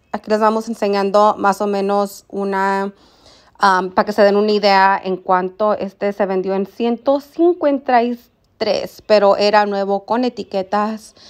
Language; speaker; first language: Spanish; early bilingual, heritage; Spanish